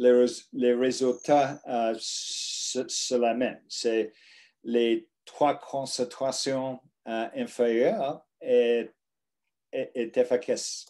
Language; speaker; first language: French; non-native, learner; English